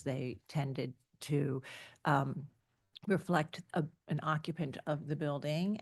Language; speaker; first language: English; native; English